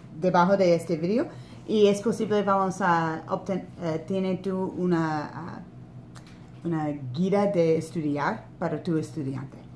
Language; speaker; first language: Spanish; non-native, learner; English